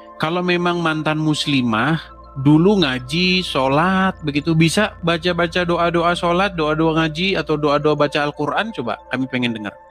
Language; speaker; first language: Indonesian; native; Indonesian